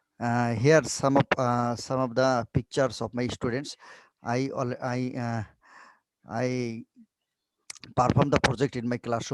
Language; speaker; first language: English; non-native, local second language; Bangla